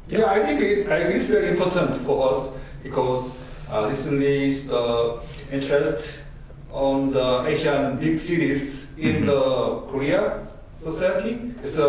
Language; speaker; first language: English; non-native, learner; Korean